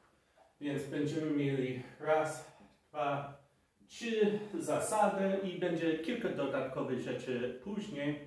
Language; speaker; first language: Polish; non-native, fluent; English